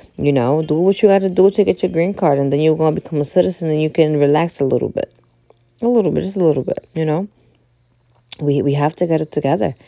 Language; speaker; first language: English; early bilingual, other home language; Spanish